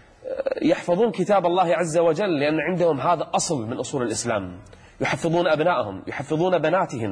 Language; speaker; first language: Arabic; native; Arabic